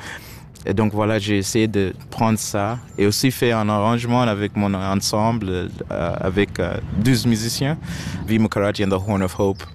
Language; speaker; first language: French; non-native, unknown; Shona